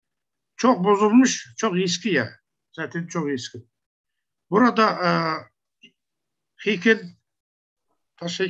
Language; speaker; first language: Turkish; non-native, learner; Kazakh